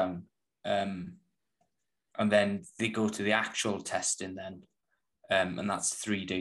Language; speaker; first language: English; native; English